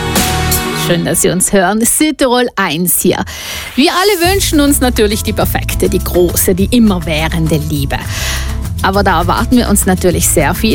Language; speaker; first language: German; native; German